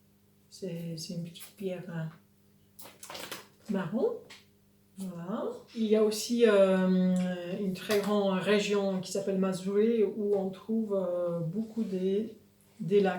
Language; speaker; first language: French; non-native, fluent; Polish